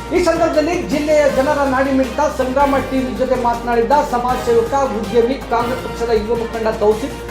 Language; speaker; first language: Kannada; native; Kannada